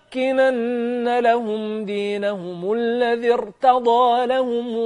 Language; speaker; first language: Arabic; native; Arabic